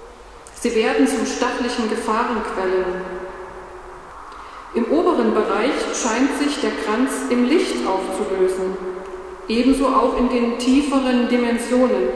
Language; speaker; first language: German; native; German